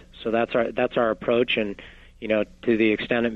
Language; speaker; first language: English; native; English